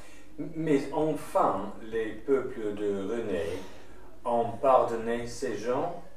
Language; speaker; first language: French; non-native, learner; English